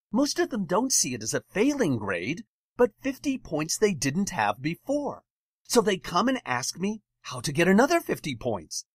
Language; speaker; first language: English; native; English